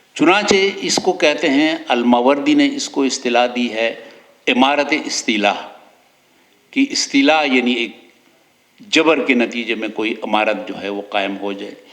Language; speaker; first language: Urdu; non-native, local second language; Pashto